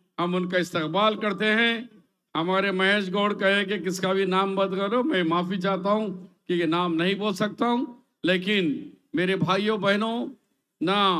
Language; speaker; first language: Hindi; non-native, local second language; Urdu